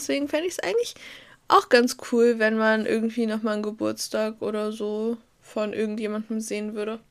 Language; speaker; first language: German; native; German